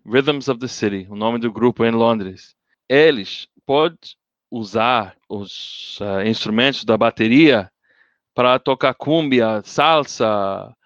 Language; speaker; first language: Portuguese; non-native, learner; English